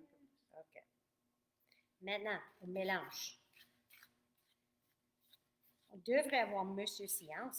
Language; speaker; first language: French; non-native, fluent; English